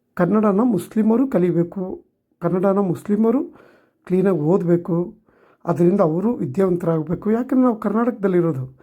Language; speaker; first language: Kannada; native; Kannada